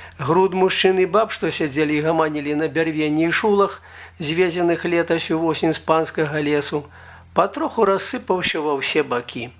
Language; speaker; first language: Belarusian; native; Belarusian